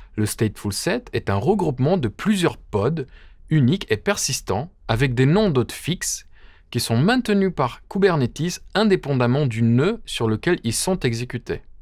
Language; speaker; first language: French; native; French